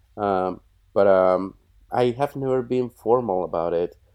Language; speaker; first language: English; non-native, fluent; Spanish